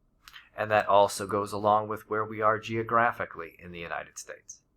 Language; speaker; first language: English; native; English